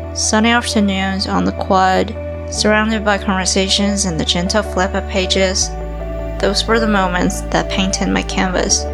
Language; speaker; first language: English; non-native, fluent; Chinese